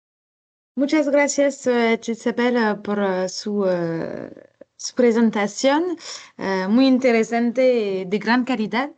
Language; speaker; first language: Spanish; non-native, learner; French